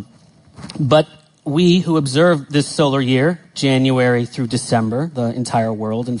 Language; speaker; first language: English; native; English